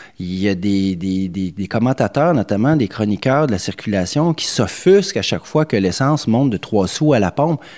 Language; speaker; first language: French; native; French